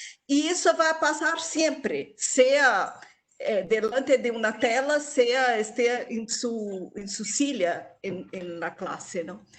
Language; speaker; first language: Spanish; non-native, local second language; Portuguese